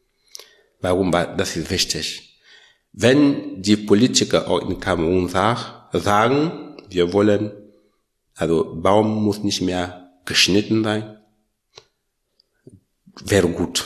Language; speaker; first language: German; non-native, learner; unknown